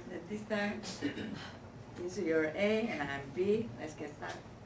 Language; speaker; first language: English; non-native, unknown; Korean